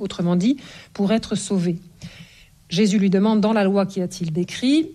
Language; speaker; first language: French; native; French